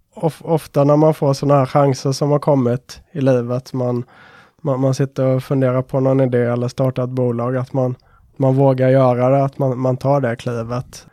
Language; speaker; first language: Swedish; native; Swedish